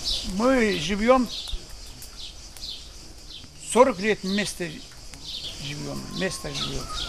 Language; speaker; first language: Russian; non-native, local second language; Azerbaijani